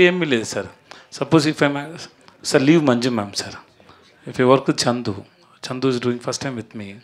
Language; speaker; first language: Telugu; non-native, learner; Tamil